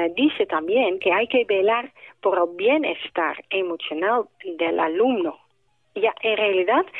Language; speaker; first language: Spanish; non-native, fluent; Dutch